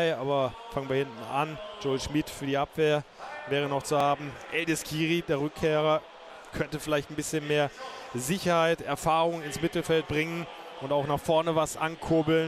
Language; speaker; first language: German; native; German